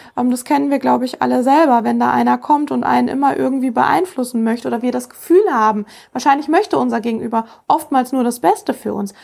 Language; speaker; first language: German; native; German